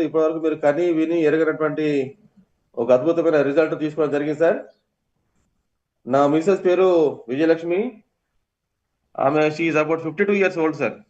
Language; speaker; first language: Telugu; native; Telugu